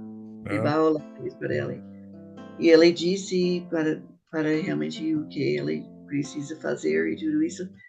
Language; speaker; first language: Portuguese; non-native, fluent; English